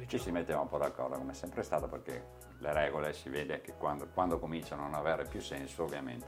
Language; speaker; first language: Italian; native; Italian